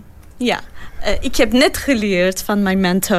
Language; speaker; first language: Dutch; non-native, learner; Turkish